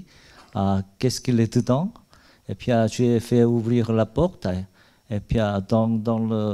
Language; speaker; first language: French; non-native, learner; Korean